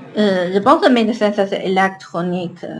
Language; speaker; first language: French; non-native, learner; Chinese